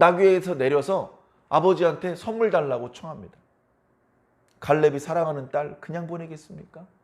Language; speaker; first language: Korean; native; Korean